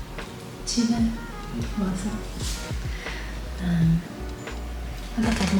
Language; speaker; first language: Korean; non-native, learner; German